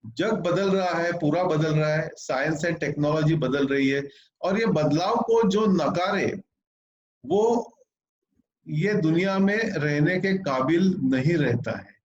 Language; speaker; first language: Hindi; non-native, local second language; Marathi